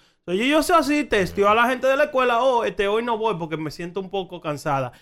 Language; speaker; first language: Spanish; early bilingual, heritage; Spanish